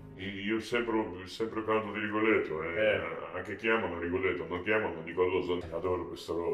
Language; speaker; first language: Italian; non-native, learner; Georgian